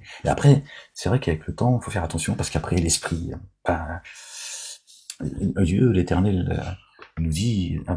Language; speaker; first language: French; native; French